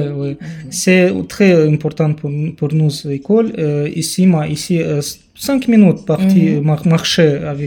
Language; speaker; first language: French; non-native, learner; Romanian